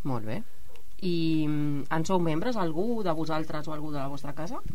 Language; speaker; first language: Catalan; native; Catalan